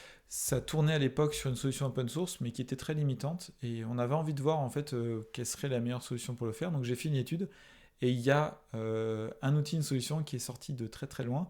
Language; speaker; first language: French; native; French